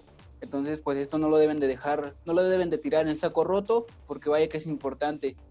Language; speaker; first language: Spanish; native; Spanish